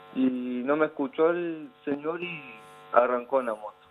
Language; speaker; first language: Spanish; native; Spanish